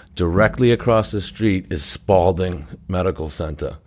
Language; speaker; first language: English; native; English